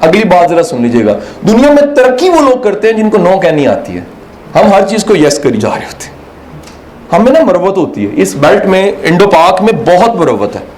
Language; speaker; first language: Urdu; native; Urdu